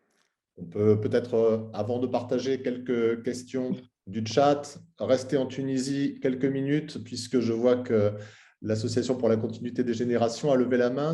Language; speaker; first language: French; native; French